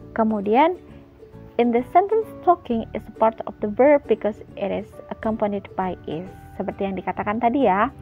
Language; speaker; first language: English; non-native, fluent; Indonesian